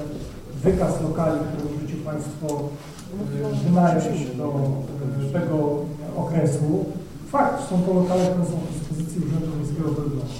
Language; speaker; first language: Polish; native; Polish